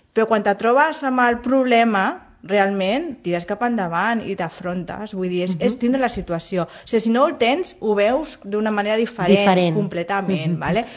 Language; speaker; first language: Catalan; non-native, local second language; Spanish